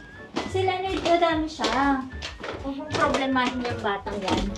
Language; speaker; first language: Filipino; native; Filipino